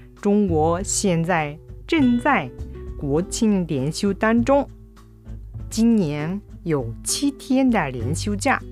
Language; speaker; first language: Chinese; non-native, fluent; Japanese